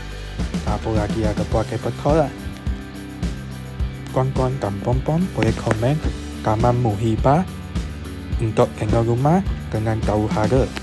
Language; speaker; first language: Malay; non-native, local second language; Chinese